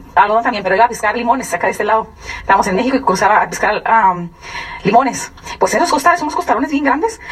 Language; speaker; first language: Spanish; native; Spanish